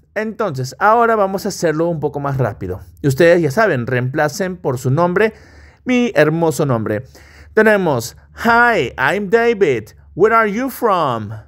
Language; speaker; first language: Spanish; native; Spanish